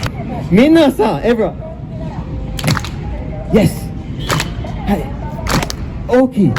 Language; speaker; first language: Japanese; non-native, learner; English